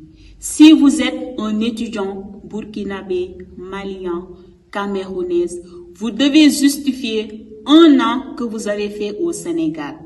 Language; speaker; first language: French; non-native, local second language; Wolof